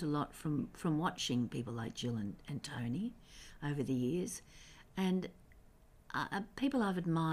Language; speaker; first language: English; native; English